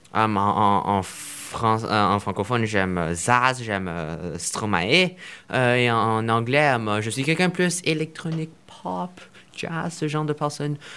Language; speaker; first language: French; non-native, fluent; Chinese